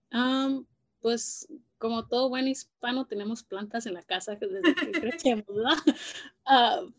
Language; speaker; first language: Spanish; early bilingual, heritage; Spanish